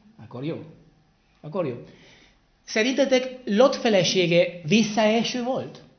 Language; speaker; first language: Hungarian; non-native, learner; Spanish